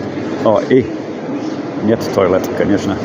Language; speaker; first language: Russian; non-native, learner; English